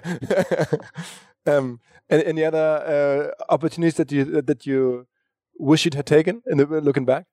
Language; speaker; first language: English; non-native, fluent; German